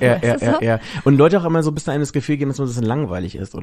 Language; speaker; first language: German; native; German